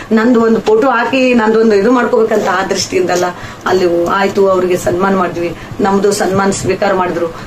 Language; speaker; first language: Kannada; native; Kannada